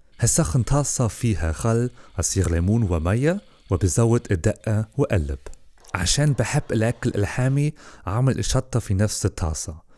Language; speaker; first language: Egyptian Arabic; non-native, learner; German